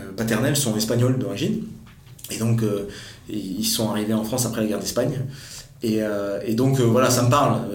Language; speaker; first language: French; native; French